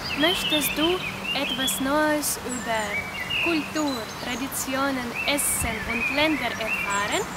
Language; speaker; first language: German; non-native, fluent; Russian